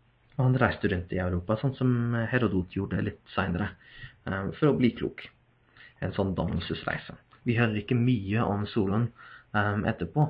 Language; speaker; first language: Norwegian; non-native, fluent; English